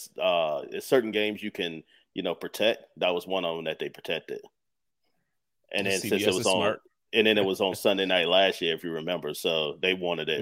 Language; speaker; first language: English; native; English